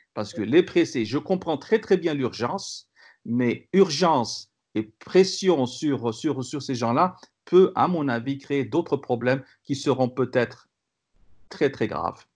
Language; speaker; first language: French; non-native, local second language; Kabyle